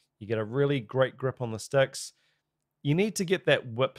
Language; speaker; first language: English; native; English